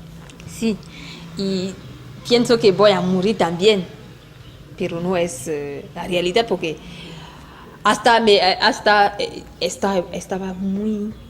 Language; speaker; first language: Spanish; non-native, learner; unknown